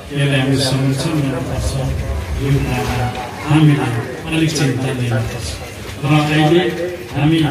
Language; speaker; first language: Nepali; non-native, local second language; Limbu